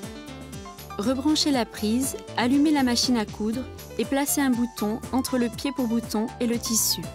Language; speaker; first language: French; native; French